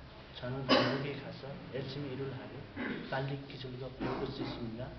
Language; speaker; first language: Korean; non-native, learner; Nepali